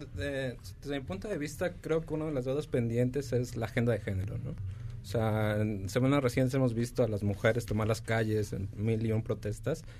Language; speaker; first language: Spanish; native; Spanish